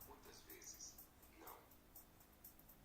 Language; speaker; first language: Portuguese; non-native, learner; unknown